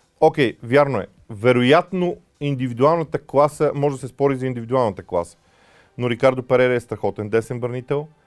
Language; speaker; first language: Bulgarian; native; Bulgarian